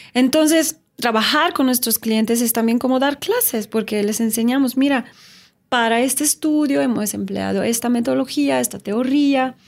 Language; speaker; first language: Spanish; non-native, fluent; Romanian